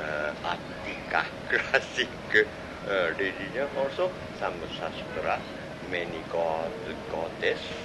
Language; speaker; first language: English; non-native, learner; Japanese